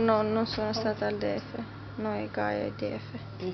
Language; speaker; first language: Spanish; non-native, learner; Italian